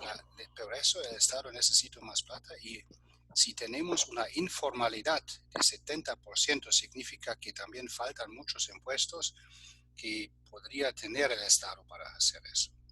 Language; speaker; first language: Spanish; non-native, fluent; German